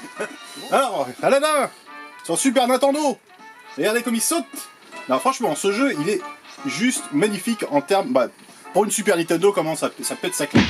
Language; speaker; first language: French; native; French